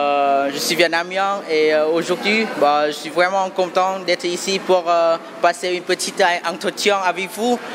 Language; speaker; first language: French; non-native, fluent; Vietnamese